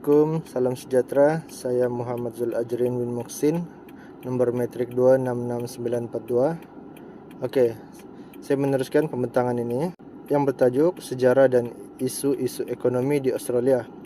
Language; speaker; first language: Malay; native; Malay